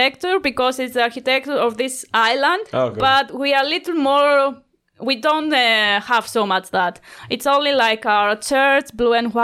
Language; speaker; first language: English; non-native, learner; Greek